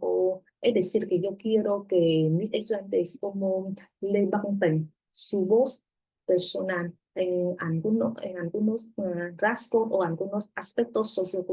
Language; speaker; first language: Spanish; non-native, fluent; Vietnamese